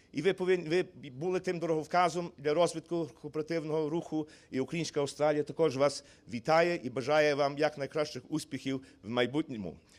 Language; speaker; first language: Ukrainian; early bilingual, heritage; Ukrainian